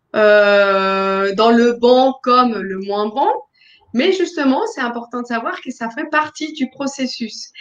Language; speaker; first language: French; non-native, fluent; Spanish